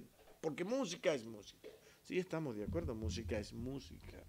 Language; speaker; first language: Spanish; native; Spanish